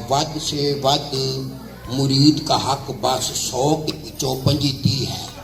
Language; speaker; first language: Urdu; non-native, local second language; Punjabi